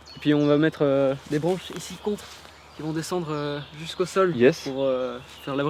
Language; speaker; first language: French; native; French